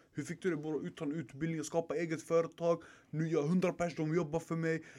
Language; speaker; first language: Swedish; early bilingual, other home language; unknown